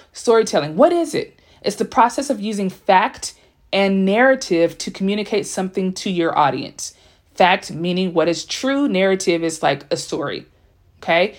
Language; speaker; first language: English; native; English